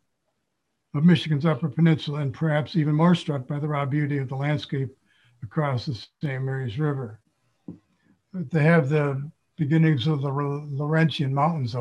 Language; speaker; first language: English; native; English